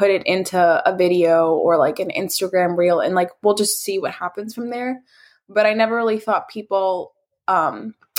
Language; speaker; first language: English; native; English